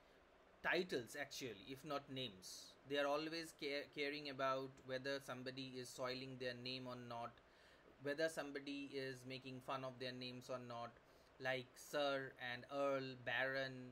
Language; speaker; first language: English; non-native, local second language; Bangla